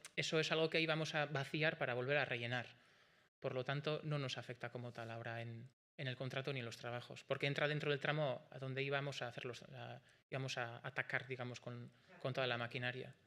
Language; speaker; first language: Spanish; non-native, local second language; Basque